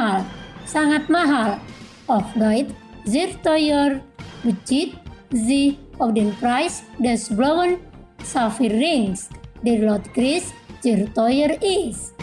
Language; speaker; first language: German; non-native, fluent; Indonesian